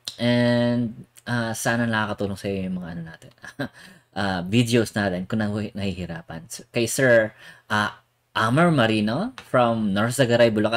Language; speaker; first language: Filipino; native; Filipino